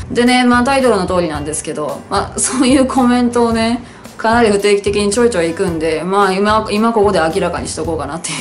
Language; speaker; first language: Japanese; native; Japanese